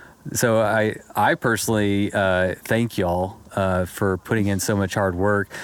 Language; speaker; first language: English; native; English